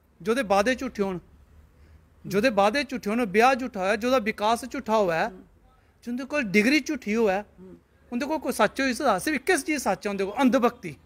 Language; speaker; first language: Punjabi; non-native, local second language; Dogri